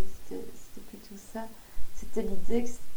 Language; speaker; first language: French; native; French